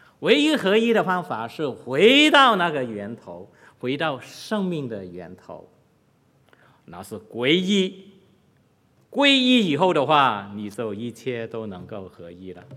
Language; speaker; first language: Chinese; non-native, local second language; Cantonese